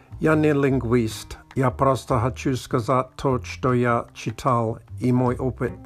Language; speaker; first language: Russian; non-native, learner; English